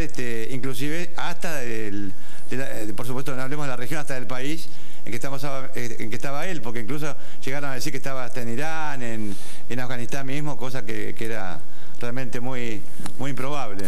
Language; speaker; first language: Spanish; native; Spanish